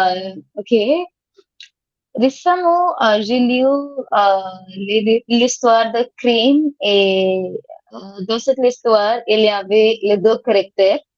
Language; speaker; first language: French; non-native, learner; Hindi